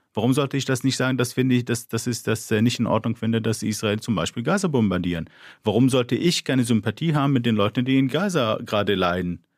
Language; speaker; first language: German; non-native, fluent; Arabic